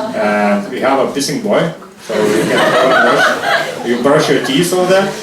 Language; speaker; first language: English; non-native, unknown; Lithuanian